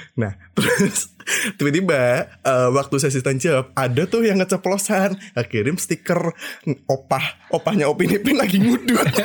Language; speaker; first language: Indonesian; native; Indonesian